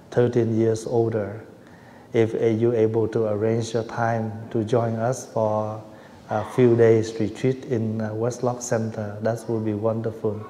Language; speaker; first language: English; non-native, fluent; Vietnamese